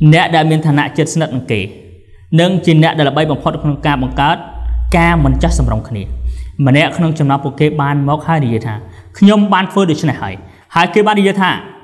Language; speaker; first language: Khmer; non-native, local second language; Eastern Cham